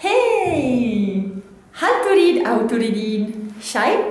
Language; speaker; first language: Arabic; non-native, learner; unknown